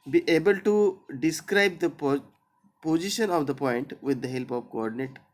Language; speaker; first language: English; non-native, local second language; Marathi